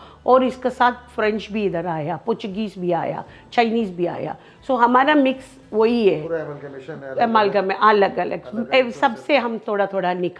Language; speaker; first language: Hindi; non-native, local second language; Malayalam